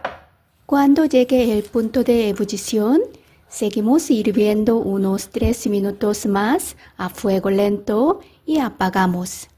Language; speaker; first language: Spanish; non-native, fluent; Korean